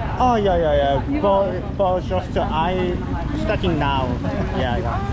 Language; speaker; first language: English; non-native, learner; Korean